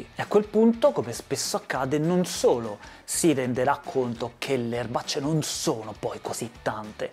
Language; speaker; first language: Italian; native; Italian